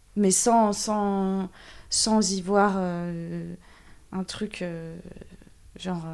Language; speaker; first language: French; native; French